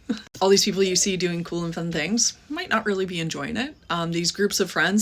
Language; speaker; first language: English; native; English